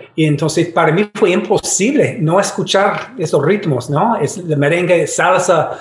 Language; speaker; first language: Spanish; non-native, fluent; English